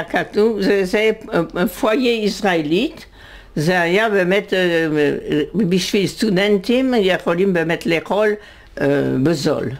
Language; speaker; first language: Hebrew; non-native, fluent; French